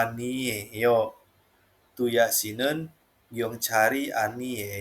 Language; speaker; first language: Korean; non-native, fluent; Indonesian